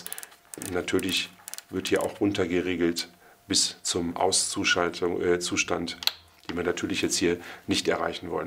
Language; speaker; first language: German; native; German